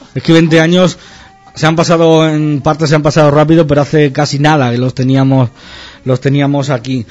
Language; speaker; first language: Spanish; native; Spanish